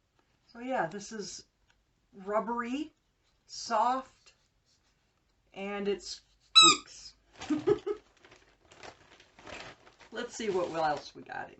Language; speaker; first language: English; native; English